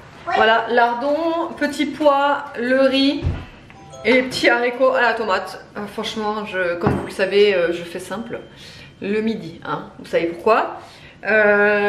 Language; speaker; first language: French; native; French